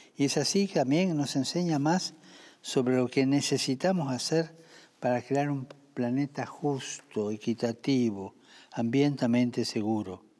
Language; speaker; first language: Spanish; native; Spanish